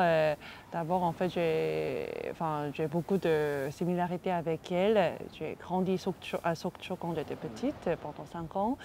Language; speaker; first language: French; non-native, fluent; Korean